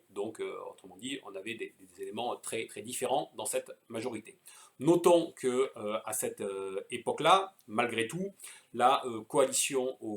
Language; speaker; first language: French; native; French